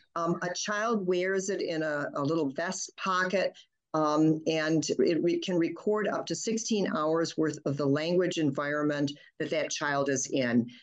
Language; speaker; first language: English; early bilingual, other home language; German